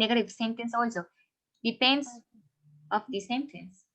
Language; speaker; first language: English; non-native, learner; Spanish